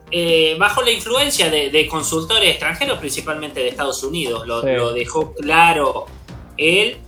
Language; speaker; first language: Spanish; native; Spanish